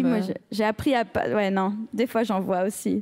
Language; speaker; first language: French; early bilingual, heritage; French